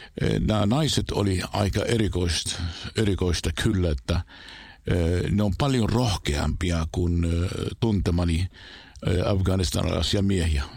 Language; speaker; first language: Finnish; non-native, fluent; Arabic